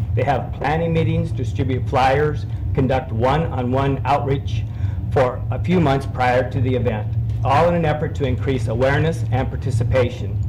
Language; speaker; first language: English; native; English